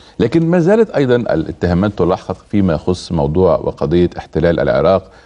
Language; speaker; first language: Arabic; native; Arabic